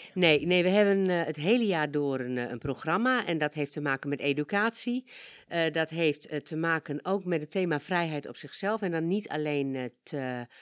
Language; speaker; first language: Dutch; native; Dutch